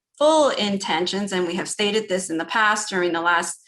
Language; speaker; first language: English; early bilingual, other home language; Spanish